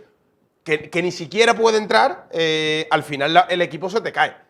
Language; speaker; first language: Spanish; native; Spanish